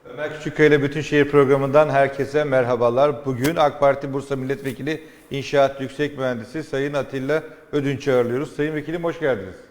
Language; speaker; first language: Turkish; native; Turkish